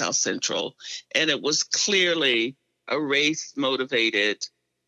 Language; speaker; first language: English; native; English